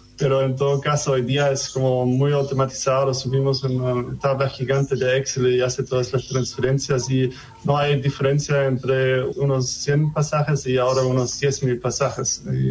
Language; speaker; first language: Spanish; non-native, fluent; German